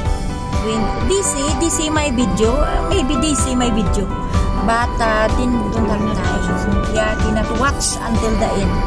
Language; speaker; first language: English; non-native, learner; Filipino